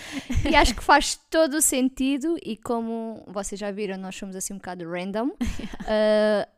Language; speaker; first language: Portuguese; native; Portuguese